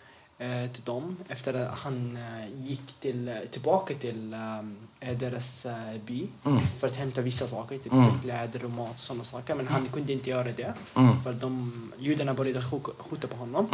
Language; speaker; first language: Swedish; early bilingual, other home language; Arabic